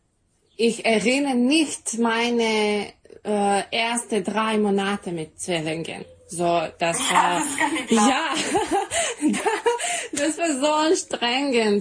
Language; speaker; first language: German; non-native, learner; Serbian